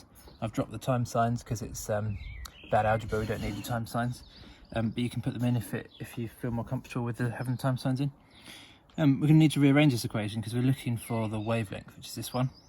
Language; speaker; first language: English; native; English